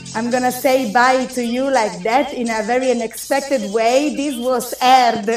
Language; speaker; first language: English; non-native, fluent; Italian